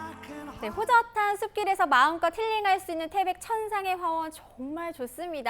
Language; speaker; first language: Korean; native; Korean